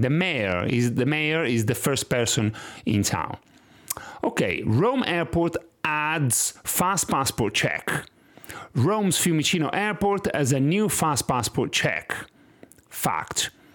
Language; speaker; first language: English; non-native, fluent; Italian